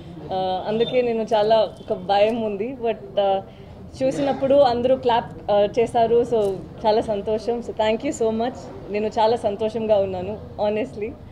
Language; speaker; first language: Telugu; non-native, learner; Tamil